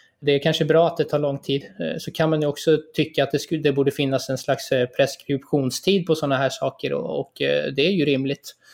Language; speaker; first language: Swedish; native; Swedish